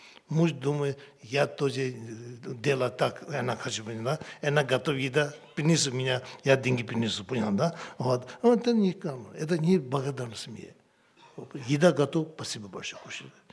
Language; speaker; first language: Russian; non-native, learner; Tibetan